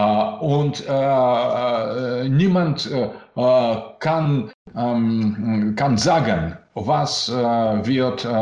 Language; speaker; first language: German; non-native, learner; Russian